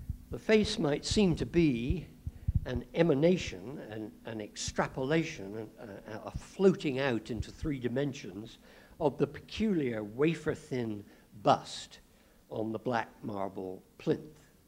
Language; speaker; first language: English; native; English